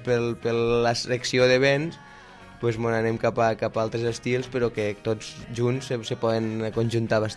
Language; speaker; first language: Catalan; native; Catalan